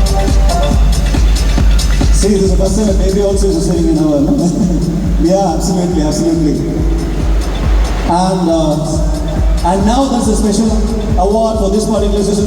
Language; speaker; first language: English; non-native, local second language; Malayalam